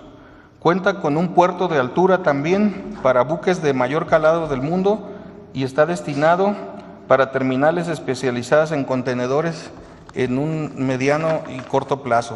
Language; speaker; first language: Spanish; native; Spanish